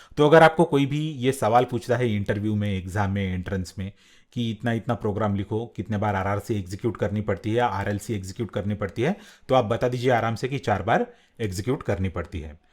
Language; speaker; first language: Hindi; non-native, local second language; Marathi